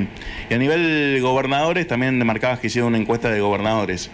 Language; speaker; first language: Spanish; native; Spanish